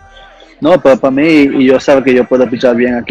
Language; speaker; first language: Spanish; early bilingual, heritage; English